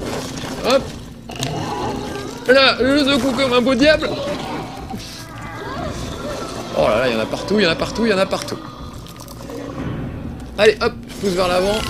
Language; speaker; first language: French; native; French